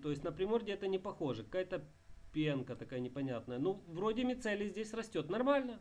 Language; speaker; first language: Russian; native; Russian